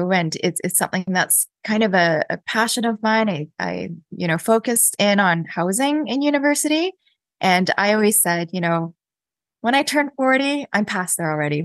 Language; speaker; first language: English; native; English